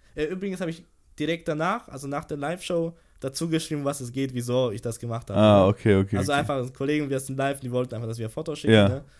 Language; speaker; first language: German; early bilingual, other home language; Polish